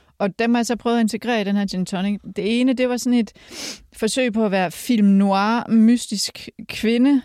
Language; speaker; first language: Danish; early bilingual, other home language; Polish